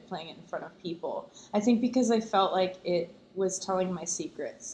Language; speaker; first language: English; native; English